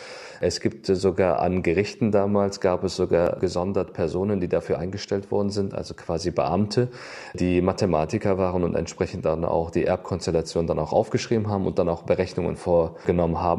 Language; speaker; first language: German; native; German